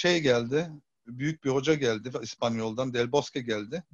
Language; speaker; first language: Turkish; early bilingual, heritage; Turkish